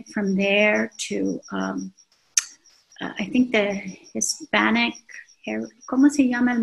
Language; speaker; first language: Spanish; early bilingual, heritage; English